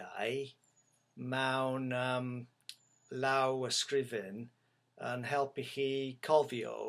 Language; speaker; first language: Welsh; non-native, learner; English